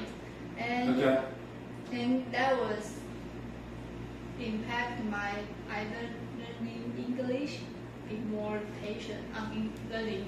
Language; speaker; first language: English; non-native, learner; Chinese